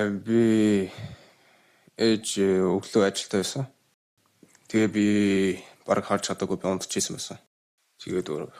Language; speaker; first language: Mongolian; early bilingual, heritage; Mongolian